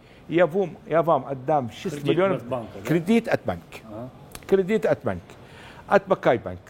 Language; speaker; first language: Russian; non-native, learner; Arabic